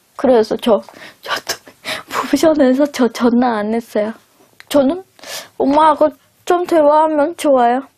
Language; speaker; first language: Korean; non-native, learner; Khmer